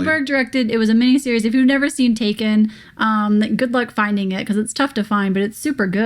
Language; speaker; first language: English; native; English